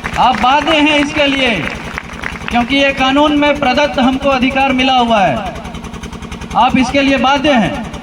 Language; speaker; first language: Hindi; non-native, local second language; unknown